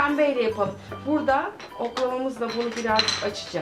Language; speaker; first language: Turkish; native; Turkish